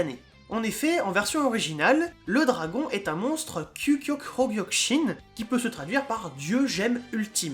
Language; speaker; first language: French; native; French